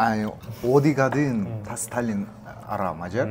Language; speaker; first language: Korean; non-native, learner; Russian